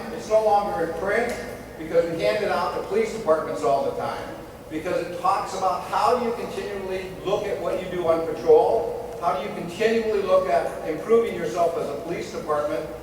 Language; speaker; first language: English; native; English